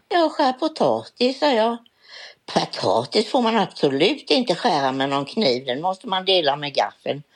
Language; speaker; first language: Swedish; native; Swedish